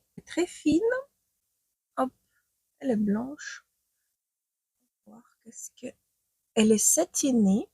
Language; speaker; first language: French; non-native, fluent; Ukrainian